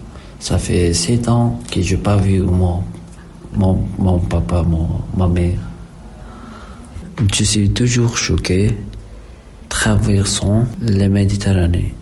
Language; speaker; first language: French; non-native, learner; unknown